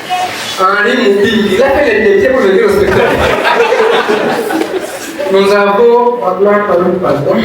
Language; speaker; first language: French; non-native, local second language; Swahili